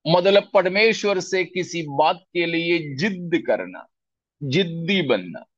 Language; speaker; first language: Hindi; non-native, local second language; Malayalam